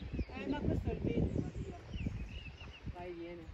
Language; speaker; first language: Italian; native; Italian